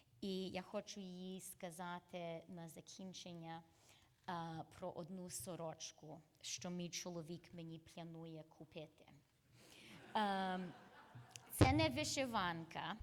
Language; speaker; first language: Ukrainian; early bilingual, heritage; English